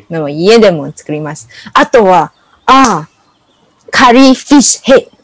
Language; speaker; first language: Japanese; non-native, learner; English